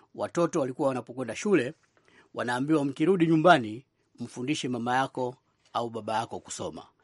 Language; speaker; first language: Swahili; native; Swahili